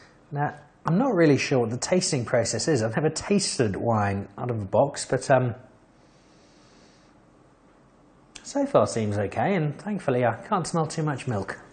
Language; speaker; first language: English; native; English